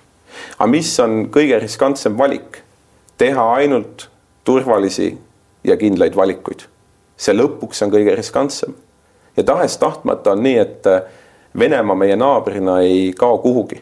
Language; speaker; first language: Estonian; native; Estonian